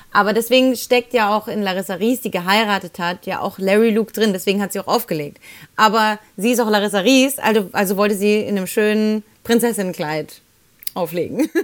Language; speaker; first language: German; early bilingual, other home language; Spanish